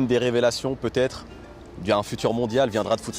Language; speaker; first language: French; native; French